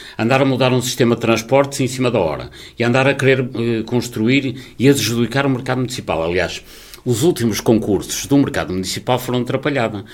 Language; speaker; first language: Portuguese; native; Portuguese